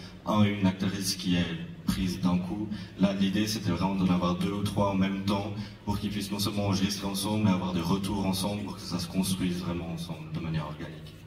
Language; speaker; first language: French; native; French